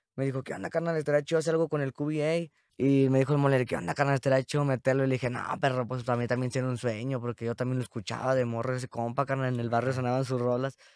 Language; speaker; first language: Spanish; native; Spanish